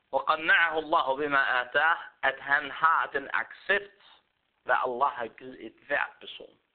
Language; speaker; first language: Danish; non-native, fluent; Arabic